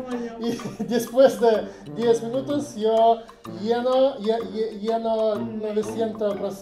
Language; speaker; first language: Spanish; non-native, learner; Russian